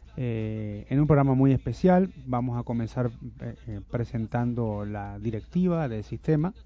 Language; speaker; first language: Spanish; native; Spanish